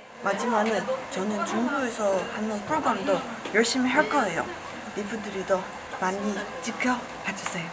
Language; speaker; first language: Korean; non-native, learner; Chinese